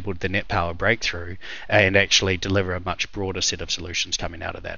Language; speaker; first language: English; native; English